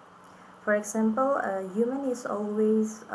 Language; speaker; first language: English; non-native, fluent; Indonesian